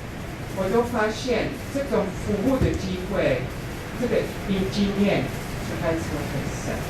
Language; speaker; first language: Chinese; non-native, fluent; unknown